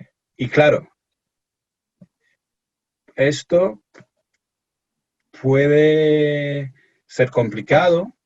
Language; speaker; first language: Spanish; non-native, fluent; English